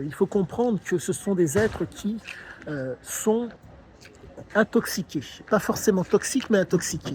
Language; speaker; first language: French; native; French